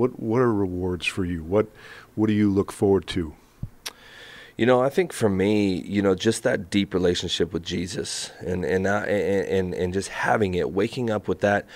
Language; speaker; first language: English; native; English